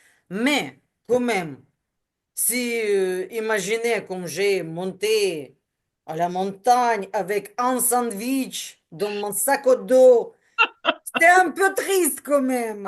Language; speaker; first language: French; non-native, learner; Ukrainian